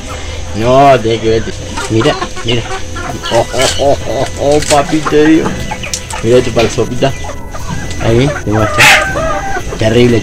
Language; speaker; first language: Spanish; native; Spanish